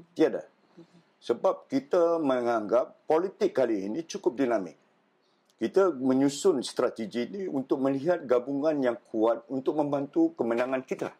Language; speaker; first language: Malay; native; Malay